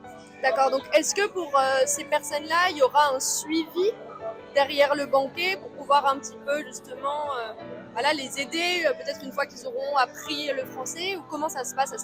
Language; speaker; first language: French; native; French